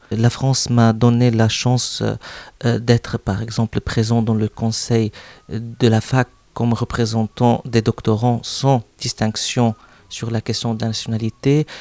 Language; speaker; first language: French; non-native, local second language; Arabic